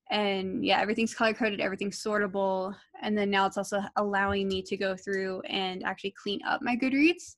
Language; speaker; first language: English; native; English